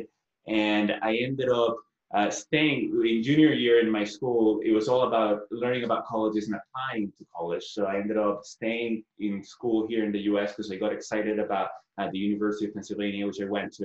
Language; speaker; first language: English; non-native, fluent; Spanish